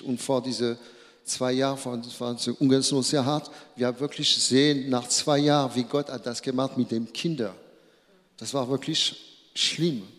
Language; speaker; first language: German; non-native, learner; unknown